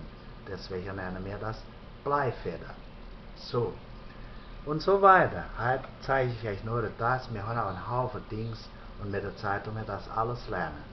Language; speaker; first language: German; early bilingual, heritage; German